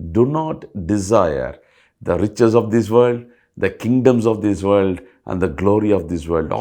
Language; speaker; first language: English; non-native, local second language; Kannada